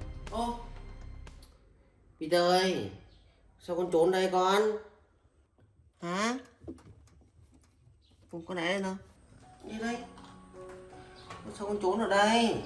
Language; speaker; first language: Vietnamese; native; Vietnamese